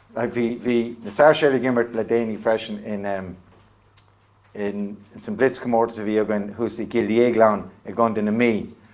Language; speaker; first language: Irish; non-native, local second language; English